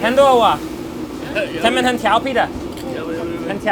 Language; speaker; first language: Chinese; non-native, fluent; English